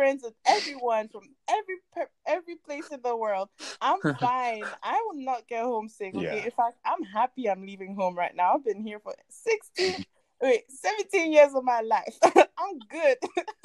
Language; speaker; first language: English; non-native, local second language; French